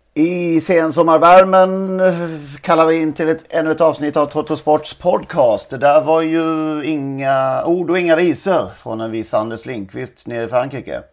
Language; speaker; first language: Swedish; native; Swedish